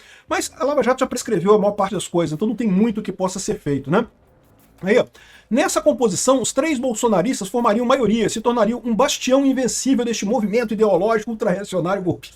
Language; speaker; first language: Portuguese; native; Portuguese